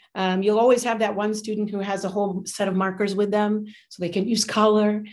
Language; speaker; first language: English; native; English